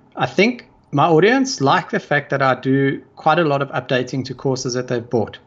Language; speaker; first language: English; native; English